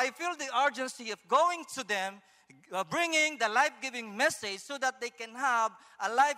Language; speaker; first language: English; non-native, local second language; Filipino